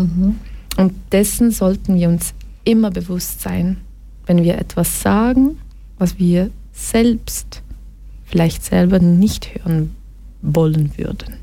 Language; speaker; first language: German; early bilingual, other home language; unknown